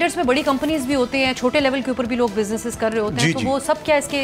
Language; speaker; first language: Urdu; native; Urdu